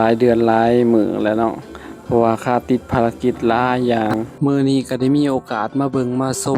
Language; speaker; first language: Thai; non-native, local second language; Lao